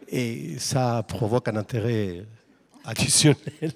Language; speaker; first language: French; non-native, fluent; Spanish